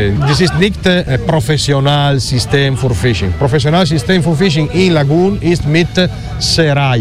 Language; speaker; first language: German; non-native, learner; Italian